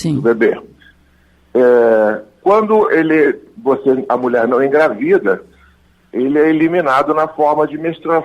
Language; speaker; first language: Portuguese; native; Portuguese